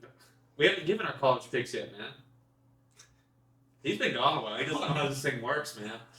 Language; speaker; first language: English; native; English